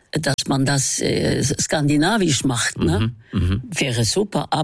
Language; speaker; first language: German; non-native, fluent; Norwegian